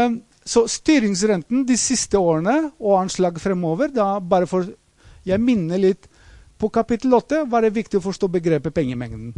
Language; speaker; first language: Norwegian; non-native, fluent; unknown